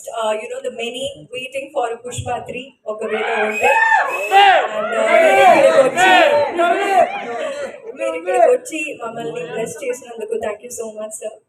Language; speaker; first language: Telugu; non-native, learner; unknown